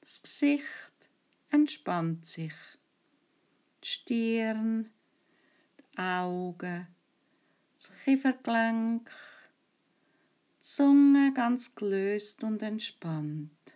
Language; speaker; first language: German; native; German